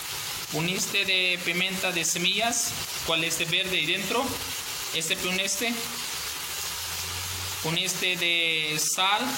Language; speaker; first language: Spanish; non-native, learner; Urdu